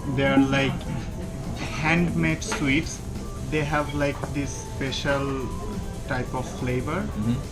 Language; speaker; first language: English; non-native, local second language; Bangla